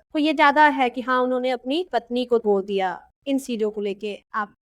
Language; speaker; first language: Hindi; native; Hindi